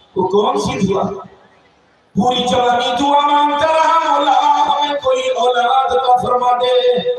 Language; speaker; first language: Urdu; native; Urdu